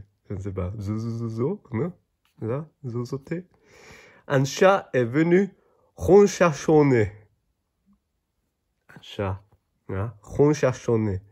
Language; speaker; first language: French; non-native, fluent; Chinese